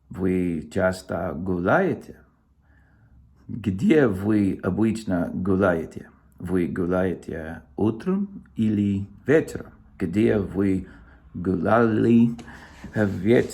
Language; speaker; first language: Russian; non-native, learner; English